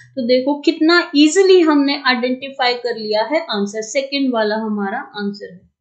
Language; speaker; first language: Hindi; native; Hindi